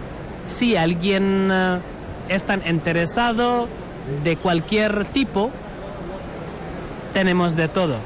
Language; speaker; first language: Spanish; non-native, learner; Nepali